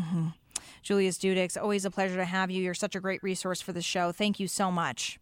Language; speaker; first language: English; native; English